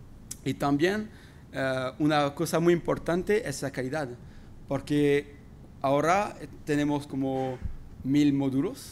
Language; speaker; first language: Spanish; non-native, fluent; French